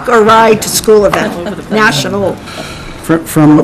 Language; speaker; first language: English; native; English